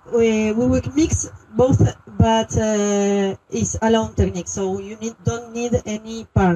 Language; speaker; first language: English; non-native, learner; French